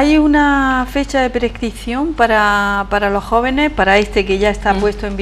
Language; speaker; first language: Spanish; native; Spanish